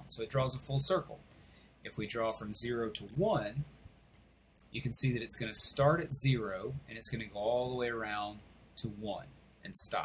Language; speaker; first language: English; native; English